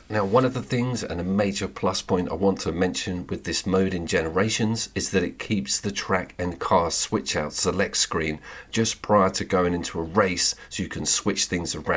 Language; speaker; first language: English; native; English